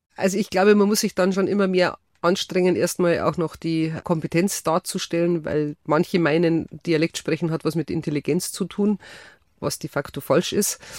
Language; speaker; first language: German; native; German